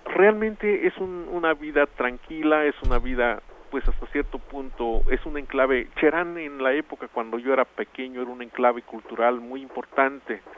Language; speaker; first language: Spanish; non-native, local second language; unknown